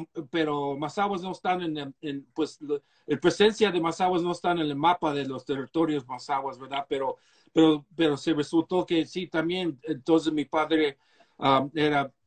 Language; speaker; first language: Spanish; early bilingual, heritage; Spanish